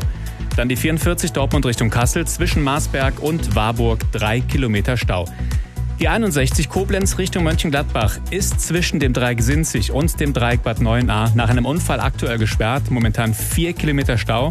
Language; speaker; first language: German; native; German